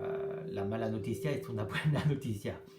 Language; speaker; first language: Spanish; non-native, learner; French